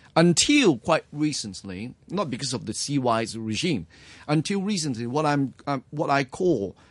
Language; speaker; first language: English; non-native, local second language; Cantonese